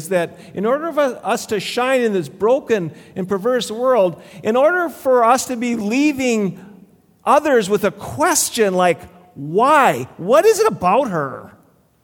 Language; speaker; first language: English; native; English